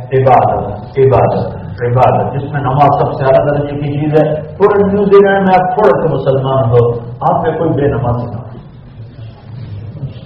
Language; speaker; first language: Urdu; non-native, local second language; Punjabi